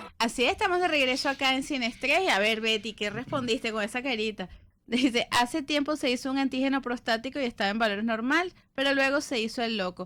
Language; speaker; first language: Spanish; native; Spanish